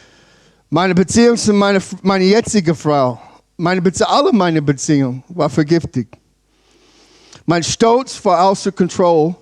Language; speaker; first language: German; non-native, learner; English